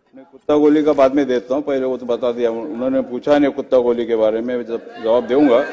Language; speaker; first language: Hindi; non-native, local second language; Marathi